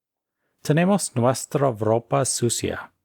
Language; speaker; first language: Spanish; non-native, fluent; English